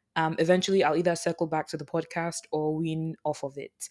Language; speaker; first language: English; non-native, local second language; Yoruba